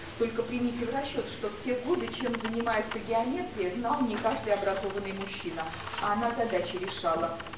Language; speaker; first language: Russian; native; Russian